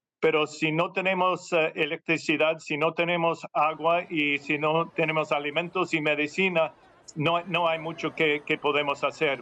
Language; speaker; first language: Spanish; non-native, fluent; English